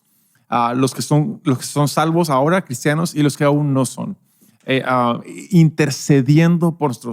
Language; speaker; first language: Spanish; non-native, local second language; English